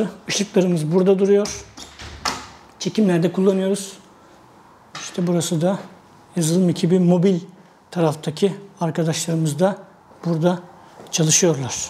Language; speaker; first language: Turkish; native; Turkish